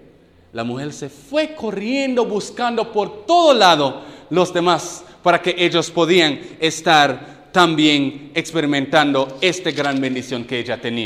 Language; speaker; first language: Spanish; non-native, fluent; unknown